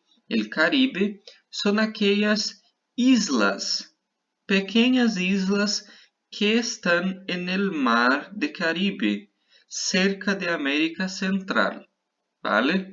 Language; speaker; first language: Spanish; non-native, fluent; Portuguese